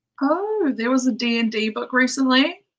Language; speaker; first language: English; native; English